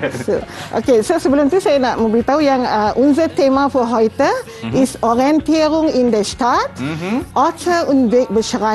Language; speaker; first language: German; non-native, fluent; Malay